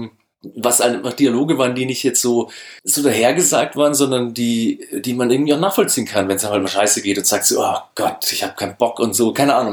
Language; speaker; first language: German; native; German